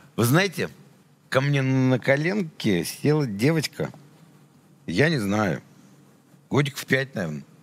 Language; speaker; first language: Russian; native; Russian